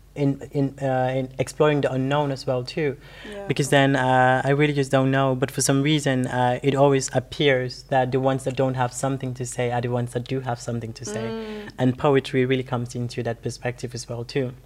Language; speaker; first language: English; non-native, local second language; Wolof